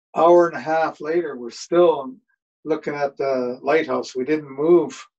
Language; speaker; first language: English; native; English